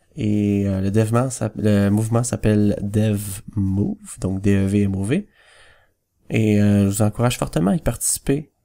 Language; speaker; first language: French; native; French